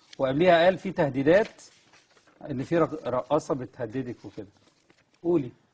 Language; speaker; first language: Egyptian Arabic; native; Egyptian Arabic